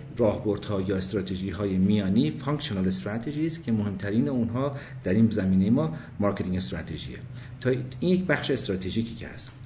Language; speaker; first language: Persian; early bilingual, other home language; English